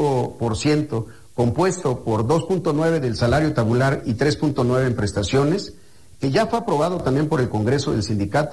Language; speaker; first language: Spanish; native; Spanish